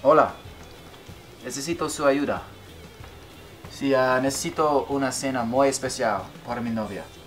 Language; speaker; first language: Spanish; non-native, learner; English